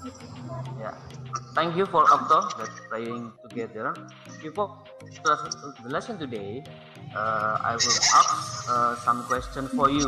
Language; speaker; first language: English; non-native, learner; Indonesian